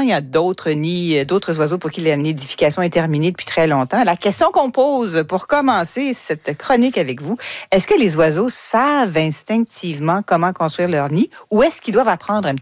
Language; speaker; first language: French; native; French